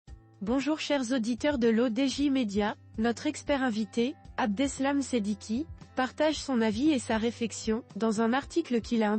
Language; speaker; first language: French; non-native, local second language; Arabic